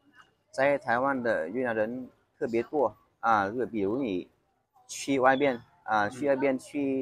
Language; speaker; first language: Chinese; non-native, fluent; Vietnamese